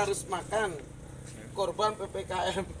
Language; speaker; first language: Indonesian; native; Indonesian